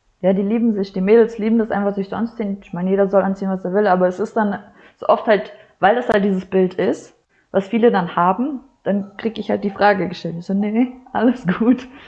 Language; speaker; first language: German; native; German